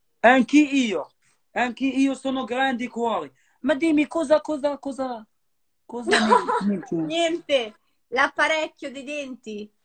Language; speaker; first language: Italian; non-native, learner; Arabic